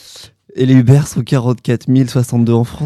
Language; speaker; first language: French; native; French